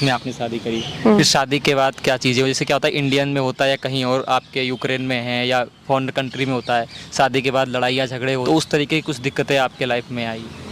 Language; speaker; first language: Hindi; native; Hindi